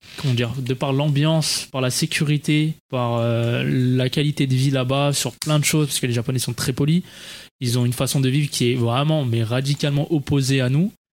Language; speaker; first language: French; native; French